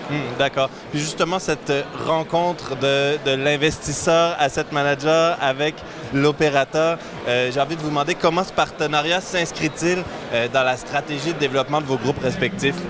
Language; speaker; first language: French; native; French